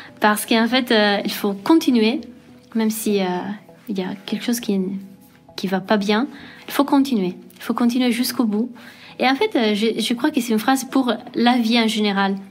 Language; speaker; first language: French; non-native, fluent; Italian